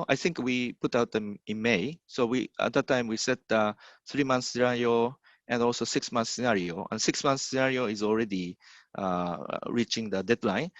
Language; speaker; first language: English; non-native, fluent; Japanese